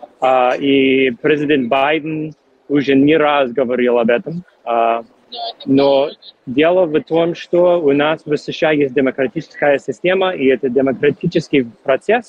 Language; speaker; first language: Russian; non-native, fluent; English